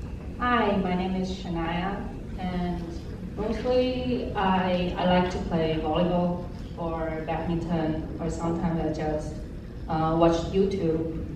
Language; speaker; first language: English; non-native, fluent; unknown